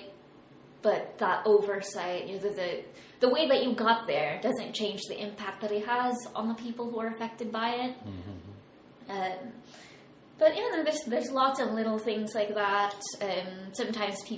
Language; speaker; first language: English; native; English